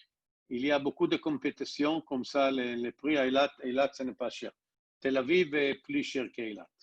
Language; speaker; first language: French; non-native, learner; Hebrew